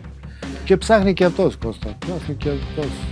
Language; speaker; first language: Greek; non-native, fluent; Serbian